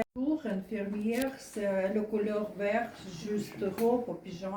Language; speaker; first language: French; non-native, learner; Russian